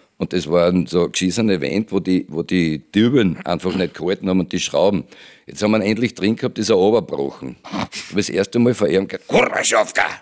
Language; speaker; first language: German; native; German